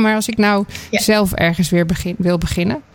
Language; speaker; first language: Dutch; native; Dutch